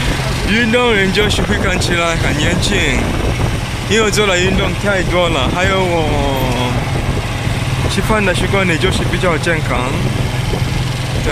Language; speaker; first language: Chinese; non-native, fluent; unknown